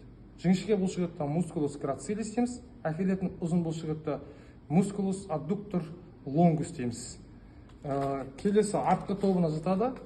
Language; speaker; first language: Kazakh; native; Kazakh